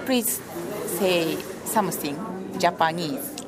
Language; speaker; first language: English; non-native, learner; Japanese